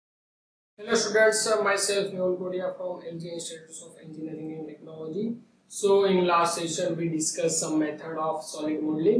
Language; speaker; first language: English; non-native, local second language; Gujarati